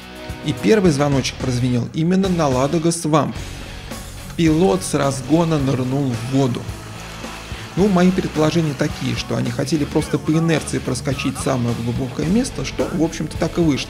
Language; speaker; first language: Russian; native; Russian